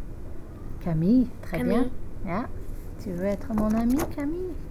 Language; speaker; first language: French; non-native, fluent; English